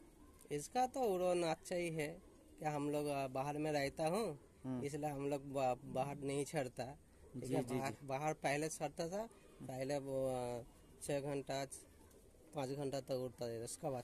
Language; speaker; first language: Hindi; non-native, local second language; Bangla